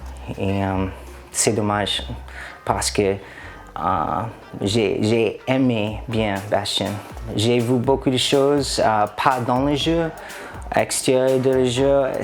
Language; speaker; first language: French; non-native, learner; English